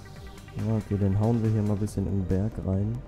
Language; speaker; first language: German; native; German